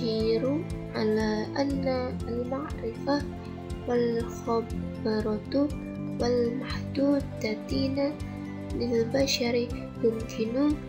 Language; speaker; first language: Arabic; non-native, learner; Indonesian